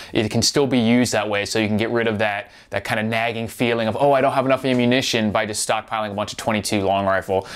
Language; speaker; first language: English; native; English